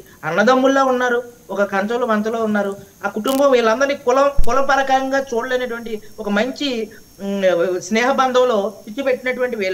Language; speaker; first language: Telugu; native; Telugu